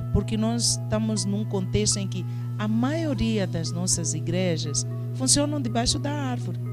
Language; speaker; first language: Portuguese; non-native, local second language; Tsonga